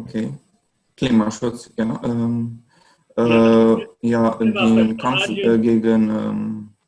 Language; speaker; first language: German; non-native, learner; Romanian